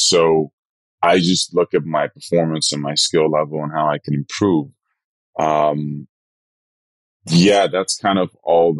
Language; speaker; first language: English; non-native, fluent; Dutch